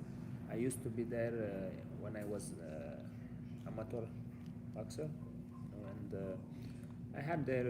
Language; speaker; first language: English; non-native, learner; Russian